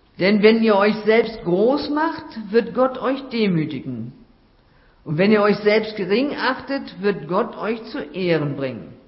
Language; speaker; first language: German; native; German